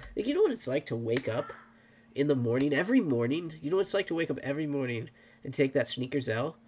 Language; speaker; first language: English; native; English